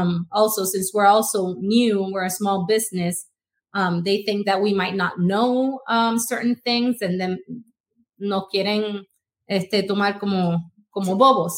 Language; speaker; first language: English; non-native, local second language; Spanish